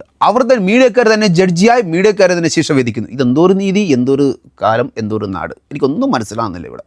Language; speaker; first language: Malayalam; native; Malayalam